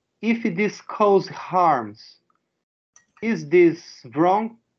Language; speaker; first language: English; non-native, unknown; Portuguese